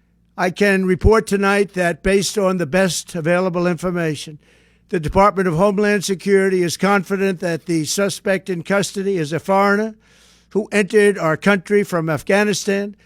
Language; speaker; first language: English; native; English